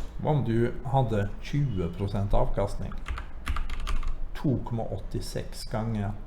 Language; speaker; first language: Norwegian; native; Norwegian